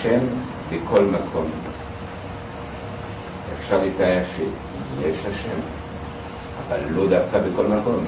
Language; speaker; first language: Hebrew; non-native, learner; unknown